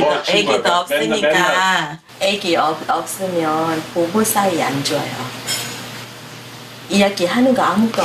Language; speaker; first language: Korean; non-native, learner; Thai